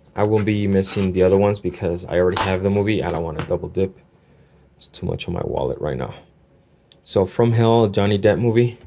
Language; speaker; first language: English; native; English